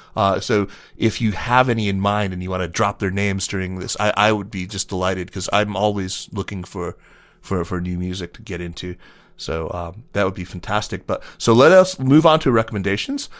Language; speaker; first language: English; native; English